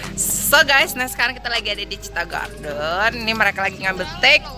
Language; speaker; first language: Indonesian; native; Indonesian